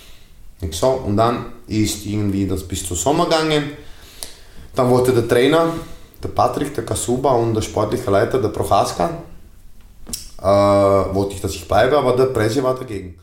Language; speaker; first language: German; non-native, fluent; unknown